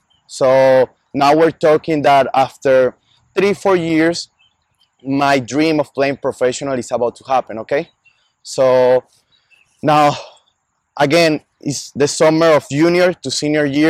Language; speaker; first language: English; non-native, fluent; Spanish